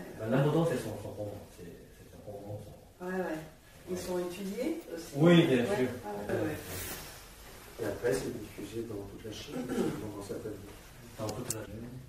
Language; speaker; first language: French; native; French